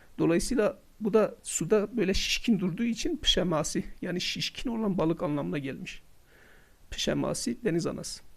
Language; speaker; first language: Turkish; non-native, local second language; Kurdish